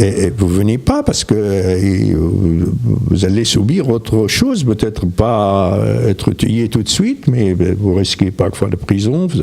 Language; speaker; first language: French; non-native, fluent; Arabic